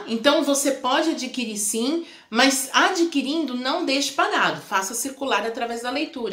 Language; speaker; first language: Portuguese; native; Portuguese